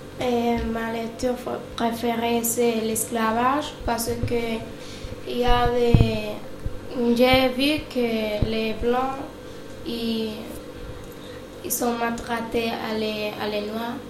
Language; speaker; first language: French; non-native, learner; Spanish